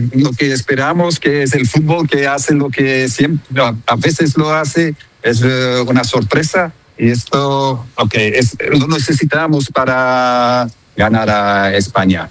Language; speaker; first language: Spanish; non-native, fluent; Dutch